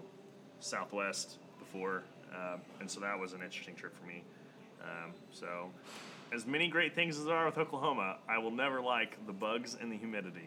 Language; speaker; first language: English; native; English